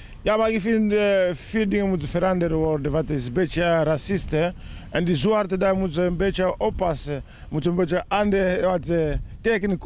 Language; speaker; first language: Dutch; non-native, learner; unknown